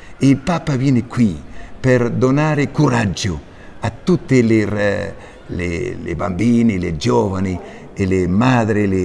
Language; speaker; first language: Italian; non-native, fluent; Spanish